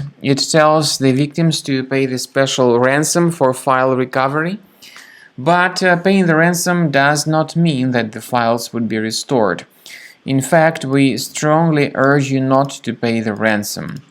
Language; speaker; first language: English; non-native, fluent; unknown